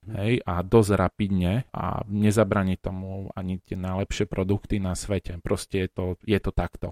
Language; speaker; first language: Slovak; native; Slovak